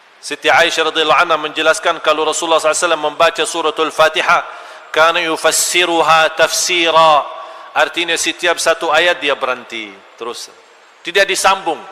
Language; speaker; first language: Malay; non-native, fluent; Arabic